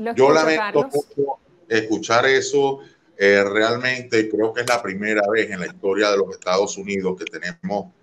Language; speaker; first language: Spanish; native; Spanish